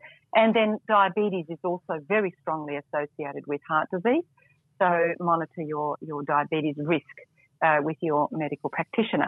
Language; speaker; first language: English; native; English